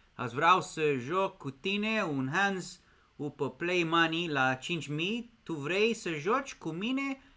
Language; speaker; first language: Romanian; early bilingual, other home language; English